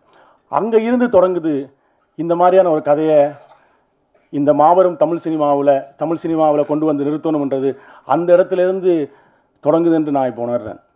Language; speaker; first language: Tamil; native; Tamil